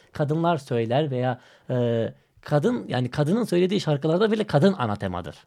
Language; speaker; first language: Turkish; non-native, fluent; Macedonian